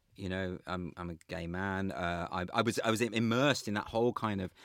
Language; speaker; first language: English; native; English